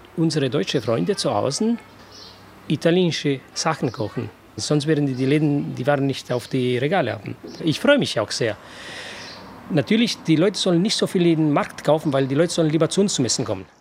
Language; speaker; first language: German; non-native, fluent; Italian